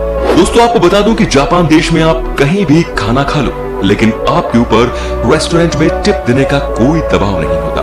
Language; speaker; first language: Hindi; native; Hindi